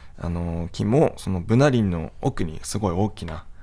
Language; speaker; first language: Japanese; native; Japanese